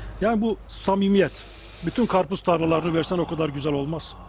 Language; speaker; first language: Turkish; native; Turkish